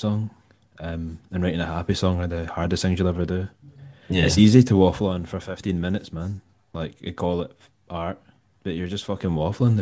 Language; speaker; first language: English; native; English